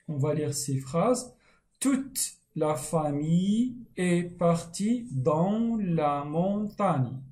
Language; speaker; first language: French; non-native, fluent; Arabic